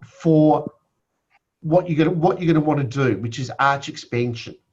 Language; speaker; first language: English; native; English